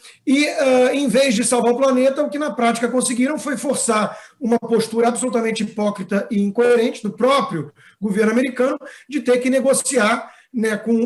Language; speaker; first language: Portuguese; native; Portuguese